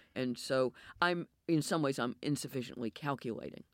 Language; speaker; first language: English; native; English